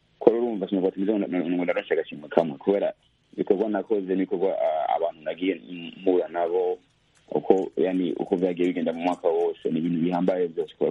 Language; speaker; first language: Rundi; early bilingual, heritage; Rundi